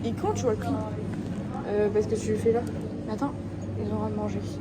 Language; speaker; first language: French; native; French